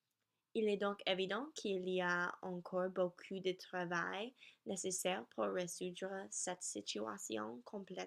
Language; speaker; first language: French; non-native, learner; English